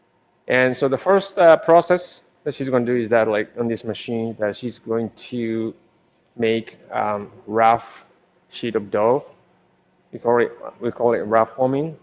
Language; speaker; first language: English; non-native, fluent; Japanese